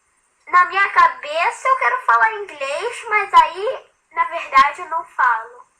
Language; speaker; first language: Portuguese; early bilingual, heritage; Portuguese